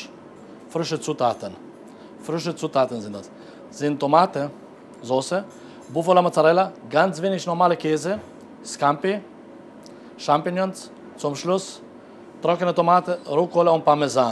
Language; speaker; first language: German; non-native, learner; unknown